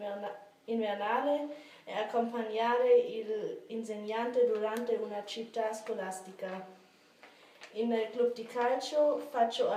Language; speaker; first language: Italian; non-native, learner; German